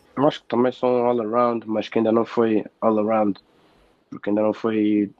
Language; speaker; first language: Portuguese; native; Portuguese